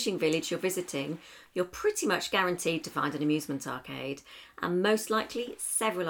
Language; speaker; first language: English; native; English